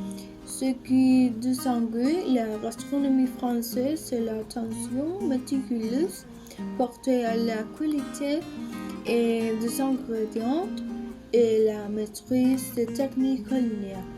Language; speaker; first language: French; non-native, learner; Spanish